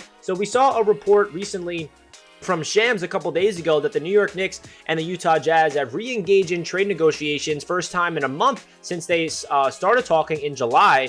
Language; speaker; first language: English; native; English